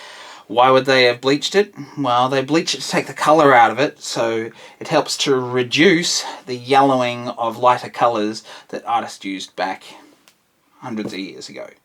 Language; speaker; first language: English; native; English